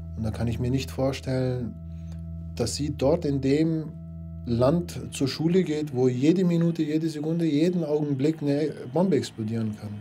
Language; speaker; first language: German; early bilingual, other home language; Pashto